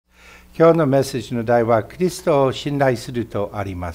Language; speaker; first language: Japanese; non-native, fluent; English